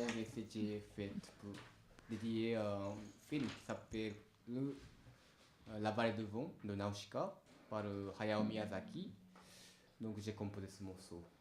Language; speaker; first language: French; non-native, learner; Japanese